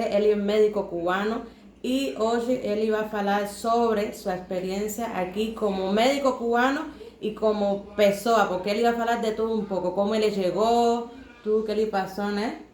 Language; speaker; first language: Portuguese; non-native, fluent; Spanish